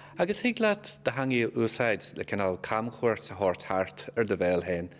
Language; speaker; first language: Irish; native; Irish